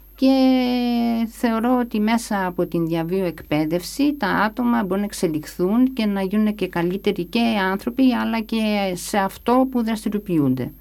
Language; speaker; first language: Greek; early bilingual, other home language; English